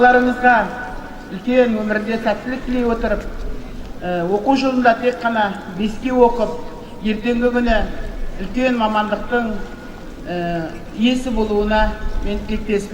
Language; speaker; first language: Kazakh; native; Kazakh